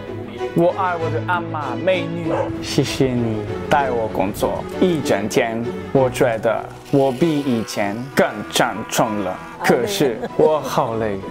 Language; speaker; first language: Chinese; non-native, learner; French